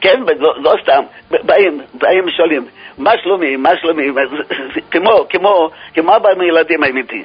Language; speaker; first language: Hebrew; non-native, fluent; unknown